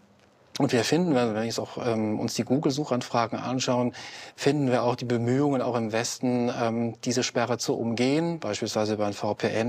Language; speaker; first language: German; native; German